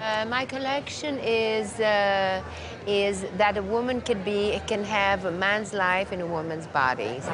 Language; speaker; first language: English; non-native, fluent; French